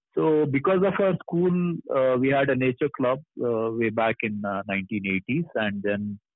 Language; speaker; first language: English; non-native, local second language; Kannada